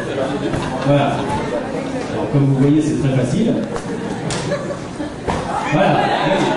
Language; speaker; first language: French; native; French